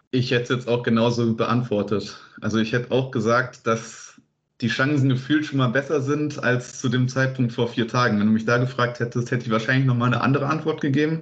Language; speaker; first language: German; native; German